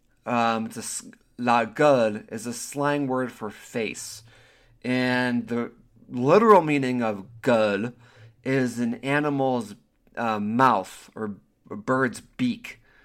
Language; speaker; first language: English; native; English